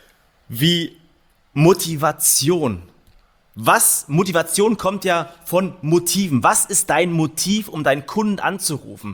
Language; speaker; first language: German; native; German